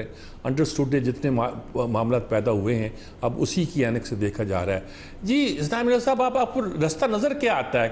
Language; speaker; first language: Urdu; native; Urdu